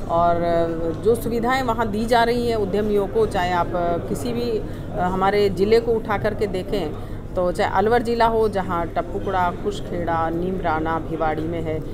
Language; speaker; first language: Hindi; native; Hindi